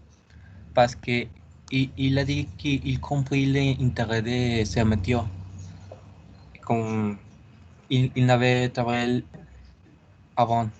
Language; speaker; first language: French; non-native, learner; Spanish